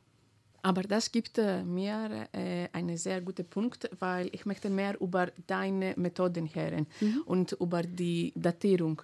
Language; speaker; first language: German; non-native, fluent; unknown